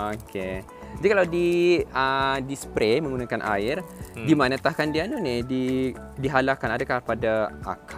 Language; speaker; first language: Malay; native; Malay